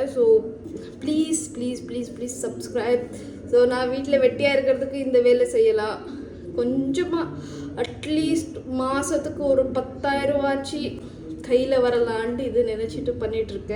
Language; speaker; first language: Tamil; early bilingual, heritage; Tamil